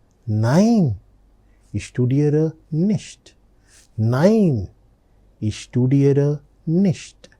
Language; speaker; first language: German; non-native, fluent; Telugu